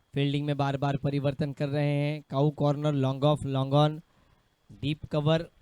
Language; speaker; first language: Hindi; non-native, local second language; Marathi